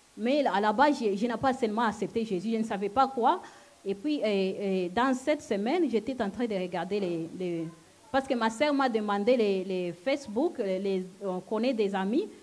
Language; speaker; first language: French; non-native, local second language; Lingala